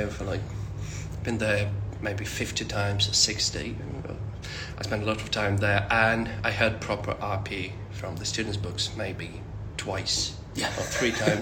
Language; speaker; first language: English; non-native, fluent; Russian